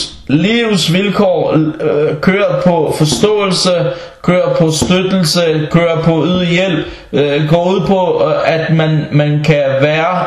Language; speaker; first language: Danish; non-native, local second language; Arabic